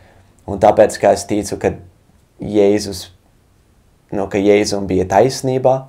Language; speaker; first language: Latvian; non-native, fluent; English